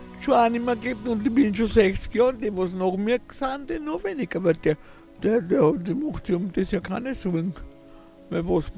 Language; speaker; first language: German; native; German